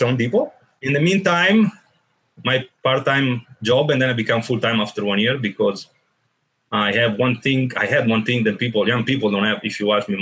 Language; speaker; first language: English; non-native, fluent; Italian